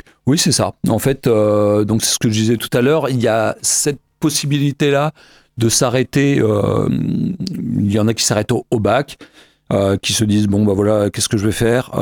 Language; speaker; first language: French; native; French